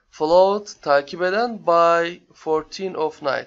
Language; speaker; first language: English; non-native, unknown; Turkish